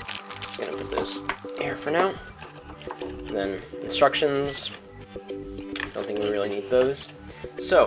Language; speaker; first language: English; native; English